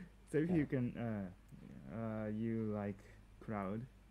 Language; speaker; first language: English; non-native, learner; Japanese